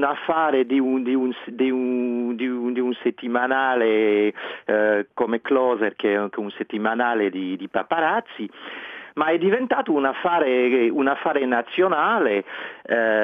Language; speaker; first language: Italian; non-native, fluent; French